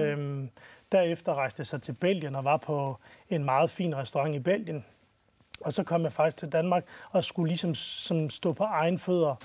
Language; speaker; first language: Danish; early bilingual, other home language; Arabic